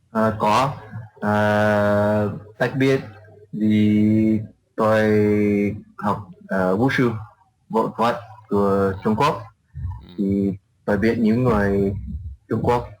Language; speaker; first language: Vietnamese; non-native, learner; English